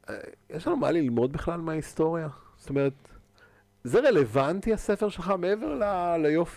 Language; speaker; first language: Hebrew; native; Hebrew